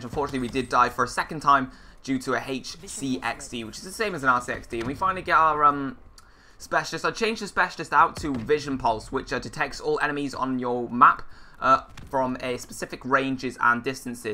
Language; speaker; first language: English; native; English